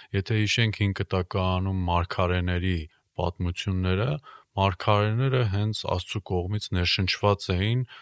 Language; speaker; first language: Armenian; native; Armenian